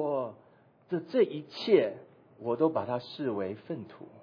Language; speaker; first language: Chinese; native; Chinese